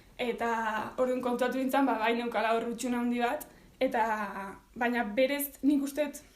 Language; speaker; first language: Basque; native; Basque